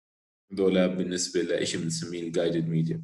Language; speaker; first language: Arabic; native; Arabic